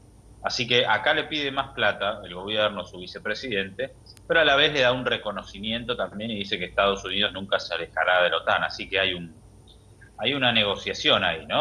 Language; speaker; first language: Spanish; native; Spanish